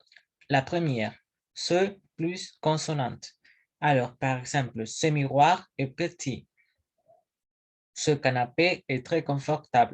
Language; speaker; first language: French; non-native, learner; Spanish